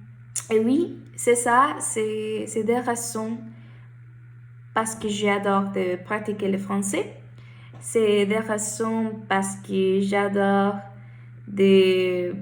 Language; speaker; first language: French; non-native, learner; Spanish